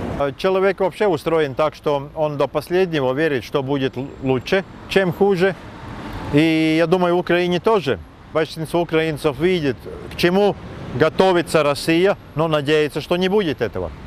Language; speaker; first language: Russian; non-native, fluent; Latvian